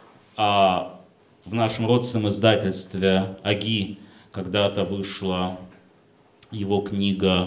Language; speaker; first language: Russian; native; Russian